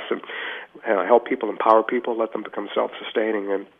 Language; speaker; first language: English; native; English